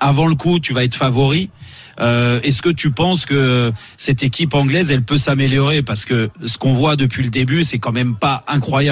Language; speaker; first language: French; native; French